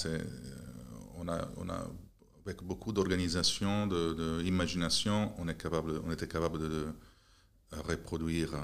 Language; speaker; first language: French; non-native, fluent; Italian